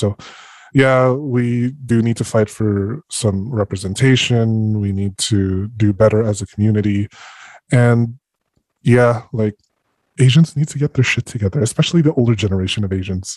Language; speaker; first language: English; non-native, local second language; Filipino